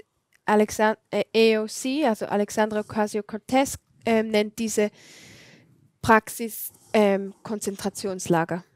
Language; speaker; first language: German; non-native, fluent; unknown